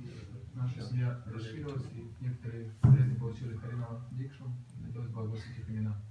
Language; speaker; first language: Russian; native; Russian